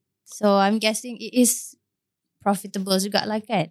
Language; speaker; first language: English; non-native, local second language; Malay